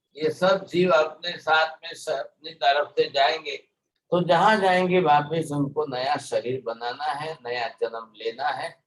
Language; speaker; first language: Hindi; non-native, local second language; Gujarati